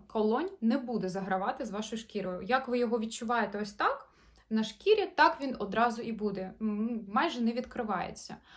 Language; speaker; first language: Ukrainian; non-native, local second language; Russian